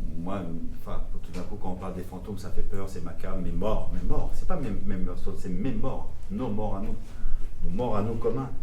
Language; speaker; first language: French; non-native, local second language; Armenian